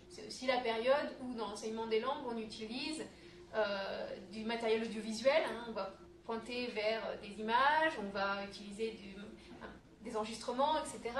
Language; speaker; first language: French; native; French